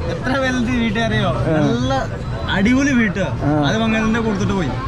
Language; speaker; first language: Malayalam; non-native, learner; Bangla